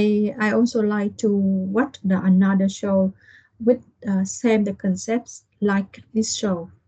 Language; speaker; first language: English; non-native, learner; Vietnamese